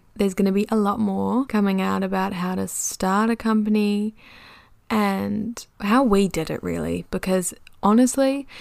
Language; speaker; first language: English; native; English